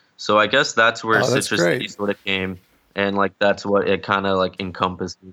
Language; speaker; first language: English; early bilingual, other home language; Spanish